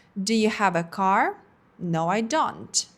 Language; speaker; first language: English; non-native, fluent; Ukrainian